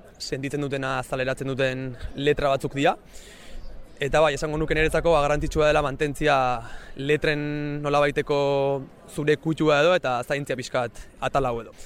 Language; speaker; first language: Basque; native; Basque